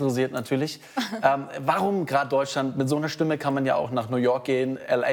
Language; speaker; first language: German; native; German